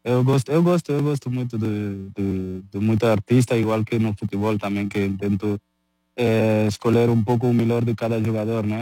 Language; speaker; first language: Portuguese; non-native, fluent; Spanish